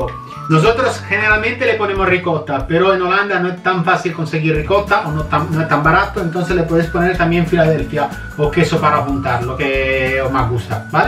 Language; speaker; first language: Spanish; non-native, fluent; Italian